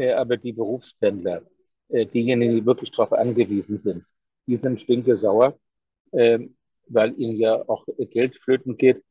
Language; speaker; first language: German; native; German